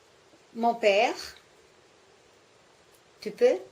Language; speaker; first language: French; non-native, learner; Portuguese